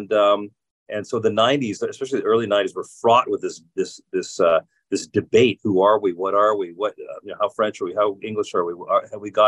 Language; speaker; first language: English; native; English